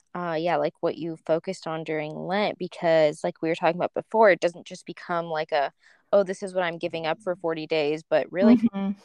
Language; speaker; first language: English; early bilingual, other home language; Spanish